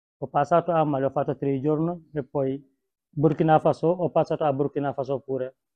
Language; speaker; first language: Italian; non-native, learner; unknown